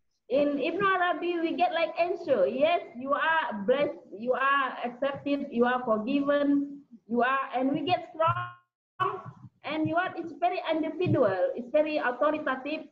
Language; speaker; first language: English; non-native, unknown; Indonesian